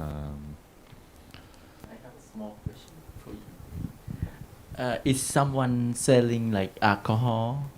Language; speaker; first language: English; non-native, learner; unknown